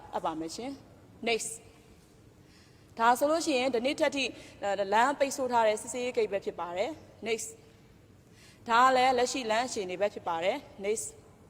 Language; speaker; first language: Burmese; native; Burmese